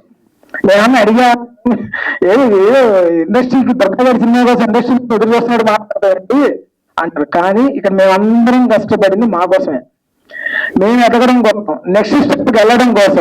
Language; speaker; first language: Telugu; native; Telugu